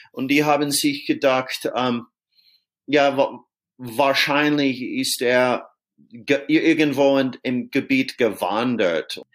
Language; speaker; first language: German; non-native, fluent; English